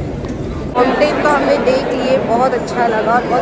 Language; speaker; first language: Hindi; native; Hindi